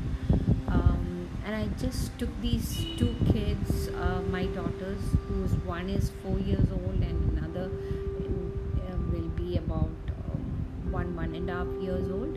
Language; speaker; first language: English; non-native, local second language; Malayalam